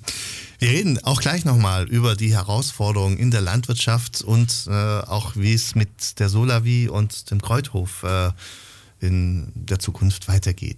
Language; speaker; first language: German; native; German